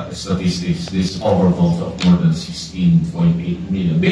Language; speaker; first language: English; non-native, local second language; Filipino